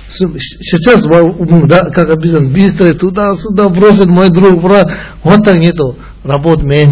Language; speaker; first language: Russian; non-native, learner; Tibetan